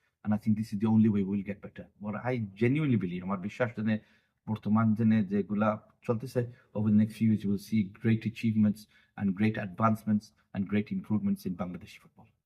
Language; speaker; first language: Bangla; early bilingual, heritage; Bangla